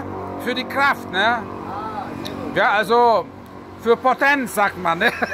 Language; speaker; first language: German; non-native, fluent; Indonesian